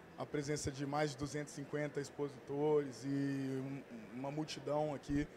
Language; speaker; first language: Portuguese; native; Portuguese